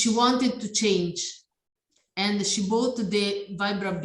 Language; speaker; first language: English; non-native, learner; Italian